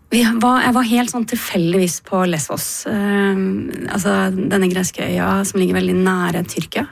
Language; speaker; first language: Norwegian; native; Norwegian